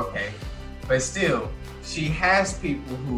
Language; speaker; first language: English; native; English